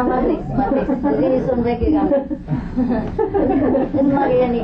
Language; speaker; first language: German; non-native, learner; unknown